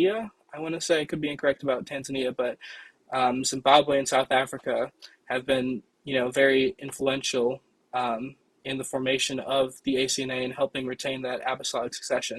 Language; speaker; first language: English; native; English